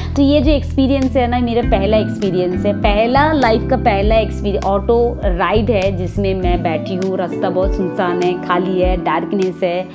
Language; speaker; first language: Hindi; non-native, local second language; Marathi